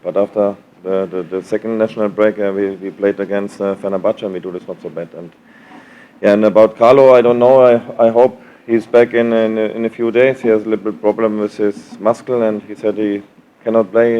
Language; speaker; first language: English; non-native, learner; German